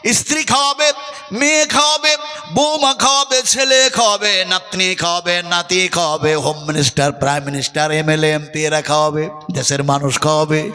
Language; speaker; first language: Bangla; non-native, local second language; Urdu